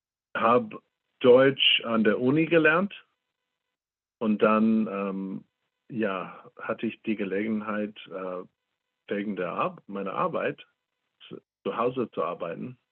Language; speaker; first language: German; non-native, fluent; English